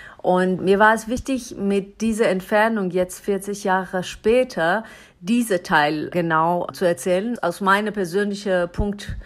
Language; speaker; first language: German; non-native, learner; Persian